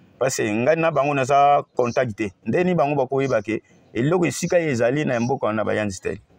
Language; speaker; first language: Lingala; non-native, local second language; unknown